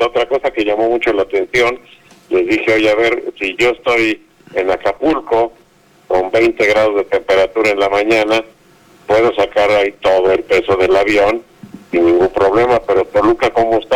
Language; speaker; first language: Spanish; native; Spanish